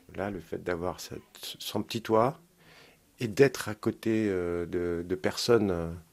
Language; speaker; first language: French; native; French